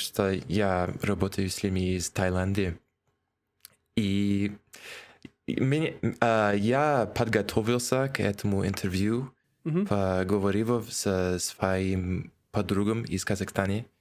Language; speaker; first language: Russian; non-native, learner; English